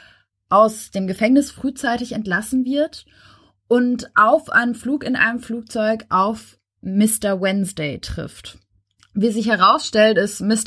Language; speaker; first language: German; native; German